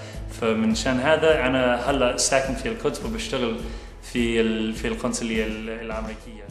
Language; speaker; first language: Arabic; non-native, fluent; English